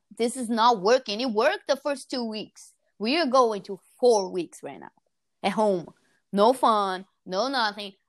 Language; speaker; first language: English; non-native, fluent; Portuguese